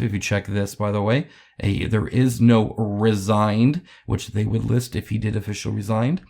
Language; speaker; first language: English; native; English